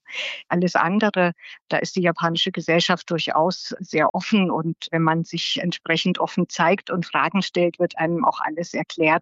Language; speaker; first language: German; native; German